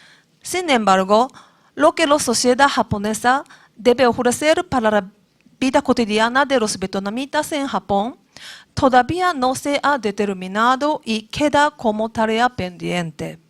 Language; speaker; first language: Spanish; non-native, learner; Japanese